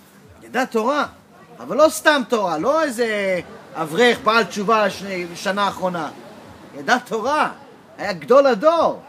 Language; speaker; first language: Hebrew; early bilingual, heritage; English